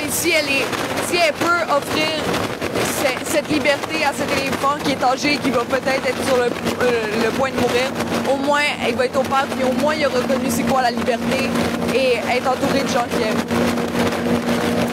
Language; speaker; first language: French; native; French